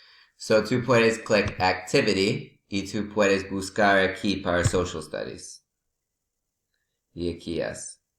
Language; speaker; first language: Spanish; non-native, learner; English